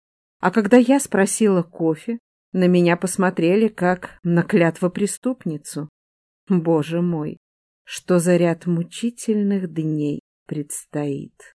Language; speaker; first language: Russian; native; Russian